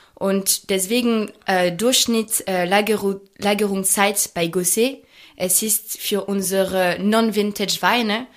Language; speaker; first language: German; non-native, fluent; French